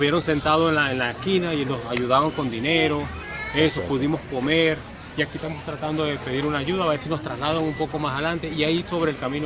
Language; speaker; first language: Spanish; native; Spanish